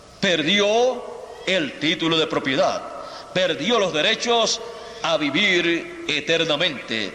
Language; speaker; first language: Spanish; native; Spanish